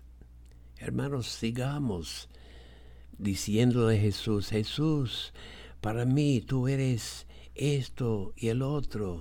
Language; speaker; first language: Spanish; non-native, fluent; English